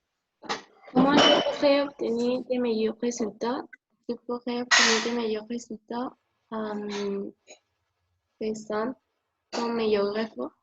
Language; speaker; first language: French; non-native, learner; Spanish